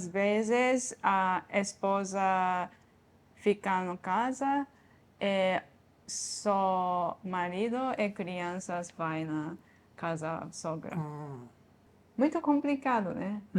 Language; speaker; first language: Portuguese; non-native, learner; Japanese